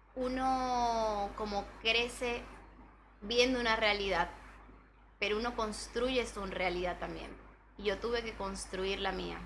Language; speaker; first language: Spanish; native; Spanish